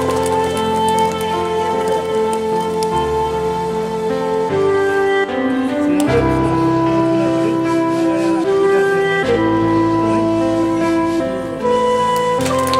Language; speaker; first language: Nepali; native; Nepali